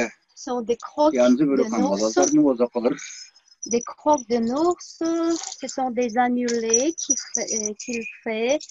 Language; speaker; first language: French; non-native, fluent; Tuvinian